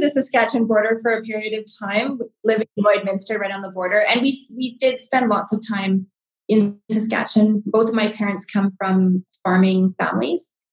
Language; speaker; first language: English; native; English